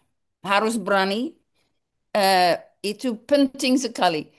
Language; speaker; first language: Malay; non-native, learner; English